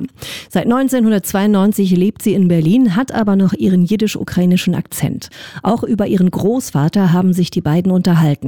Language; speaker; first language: German; native; German